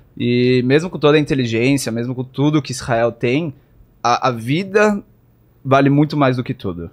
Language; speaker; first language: Portuguese; native; Portuguese